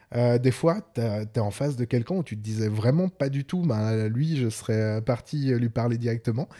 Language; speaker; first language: French; native; French